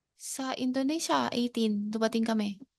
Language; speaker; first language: Filipino; non-native, learner; Chinese